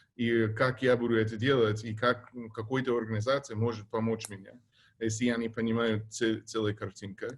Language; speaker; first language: Russian; non-native, fluent; English